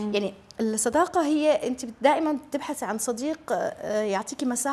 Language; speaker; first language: Arabic; native; Arabic